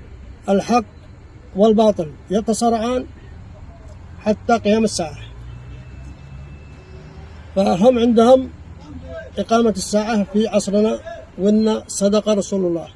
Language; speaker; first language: Arabic; native; Arabic